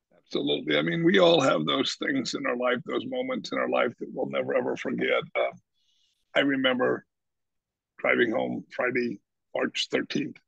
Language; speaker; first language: English; native; English